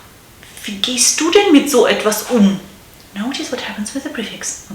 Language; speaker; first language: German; non-native, fluent; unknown